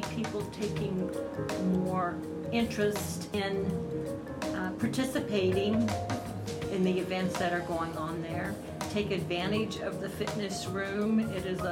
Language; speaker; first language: English; native; English